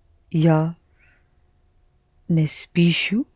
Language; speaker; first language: Russian; non-native, learner; English